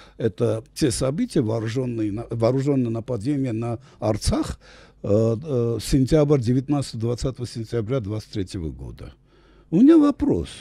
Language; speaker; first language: Russian; non-native, local second language; Armenian